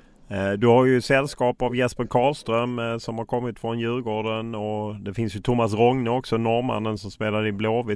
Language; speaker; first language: Swedish; native; Swedish